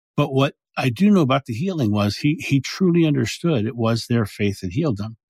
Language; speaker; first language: English; native; English